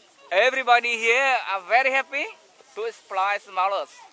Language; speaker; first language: English; non-native, learner; Vietnamese